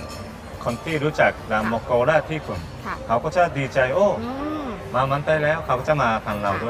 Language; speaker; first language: Thai; non-native, learner; Japanese